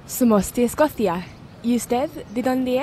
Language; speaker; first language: Spanish; non-native, learner; English